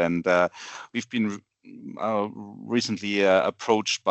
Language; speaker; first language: English; non-native, fluent; German